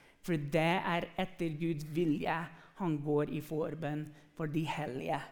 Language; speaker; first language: Norwegian; non-native, fluent; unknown